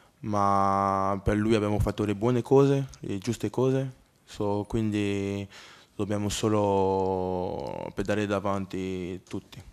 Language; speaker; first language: Italian; non-native, learner; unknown